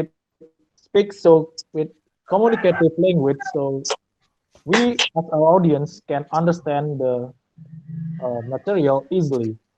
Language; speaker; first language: English; non-native, learner; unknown